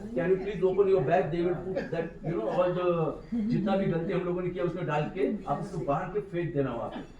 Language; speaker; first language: Hindi; non-native, local second language; Marathi